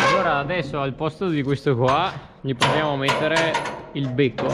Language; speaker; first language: Italian; native; Italian